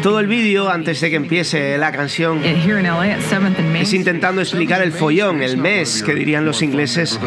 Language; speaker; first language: Spanish; native; Spanish